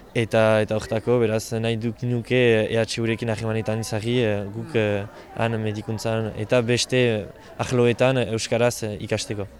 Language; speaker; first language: Basque; native; Basque